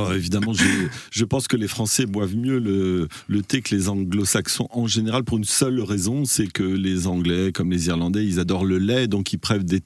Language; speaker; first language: French; non-native, fluent; English